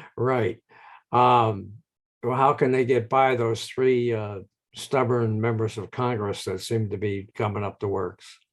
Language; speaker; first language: English; native; English